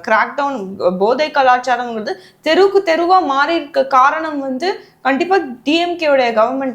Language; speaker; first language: Tamil; native; Tamil